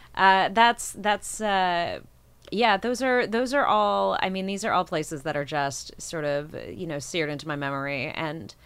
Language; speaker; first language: English; native; English